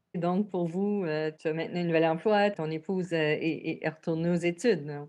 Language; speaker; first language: French; native; French